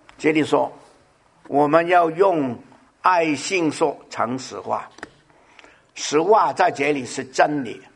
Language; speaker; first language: Chinese; non-native, local second language; Cantonese